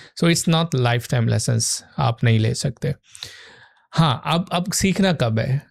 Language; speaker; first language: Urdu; native; Urdu